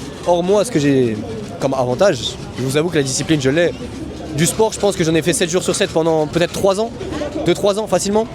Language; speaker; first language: French; native; French